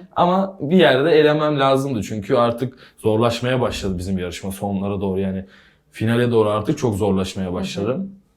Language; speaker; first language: Turkish; native; Turkish